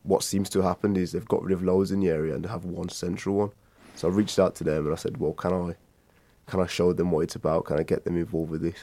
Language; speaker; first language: English; native; English